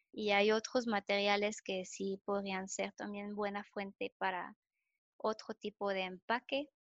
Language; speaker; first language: Spanish; non-native, fluent; French